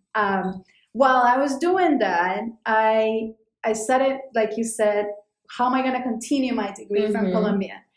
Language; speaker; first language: English; non-native, fluent; Spanish